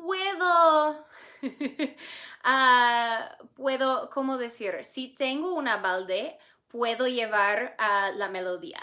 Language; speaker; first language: Spanish; non-native, fluent; English